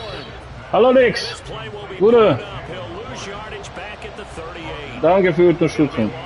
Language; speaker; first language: German; non-native, learner; Russian